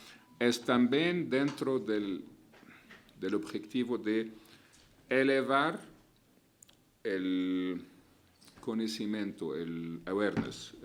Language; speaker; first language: Spanish; non-native, fluent; Arabic